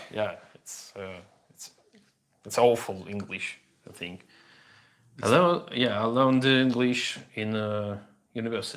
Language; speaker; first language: English; non-native, learner; Russian